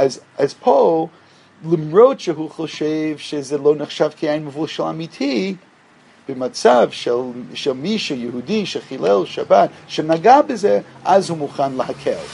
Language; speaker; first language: Hebrew; non-native, fluent; English